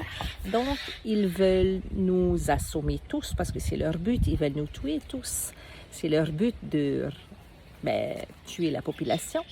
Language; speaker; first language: French; native; French